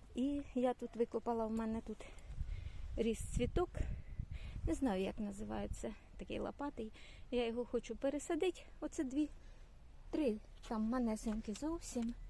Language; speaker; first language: Ukrainian; non-native, local second language; Russian